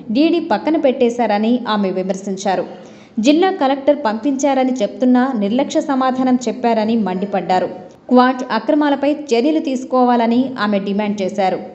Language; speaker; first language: Telugu; native; Telugu